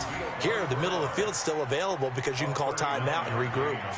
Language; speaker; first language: English; native; English